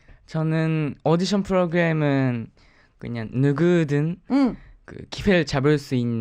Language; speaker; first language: Korean; non-native, fluent; Japanese